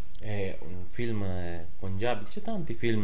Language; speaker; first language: Italian; non-native, learner; Punjabi